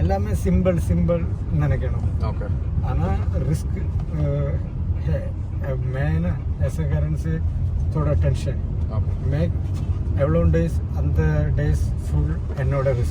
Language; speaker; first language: Tamil; non-native, learner; Malayalam